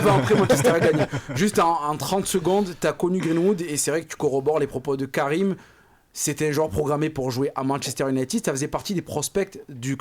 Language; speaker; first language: French; native; French